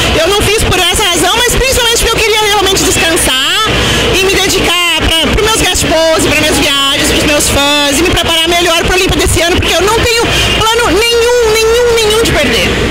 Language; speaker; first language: Portuguese; native; Portuguese